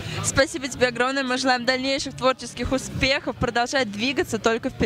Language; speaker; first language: Russian; native; Russian